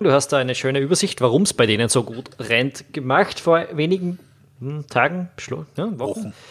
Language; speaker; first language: German; native; German